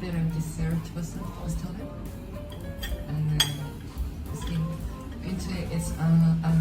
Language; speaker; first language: Dutch; non-native, learner; Korean